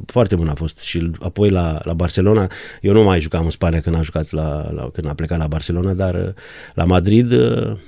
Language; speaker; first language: Romanian; non-native, local second language; German